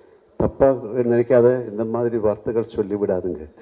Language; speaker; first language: Tamil; non-native, local second language; Malayalam